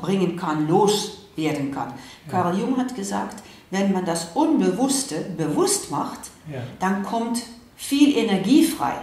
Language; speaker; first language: German; non-native, fluent; Dutch